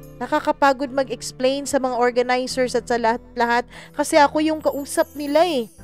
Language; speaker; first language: Filipino; non-native, local second language; Cebuano